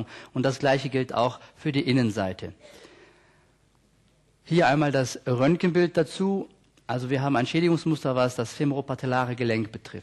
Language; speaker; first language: German; native; German